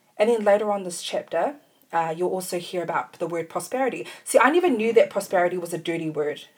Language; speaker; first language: English; native; English